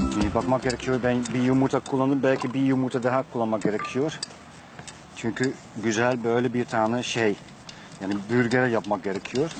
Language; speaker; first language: Turkish; non-native, learner; Dutch